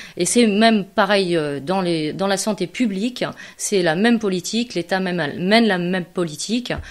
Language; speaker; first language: French; native; French